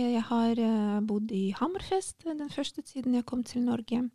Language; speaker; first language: Norwegian; non-native, fluent; Russian